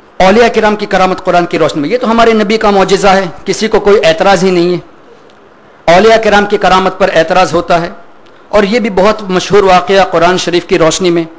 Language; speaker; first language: Urdu; non-native, fluent; Memoni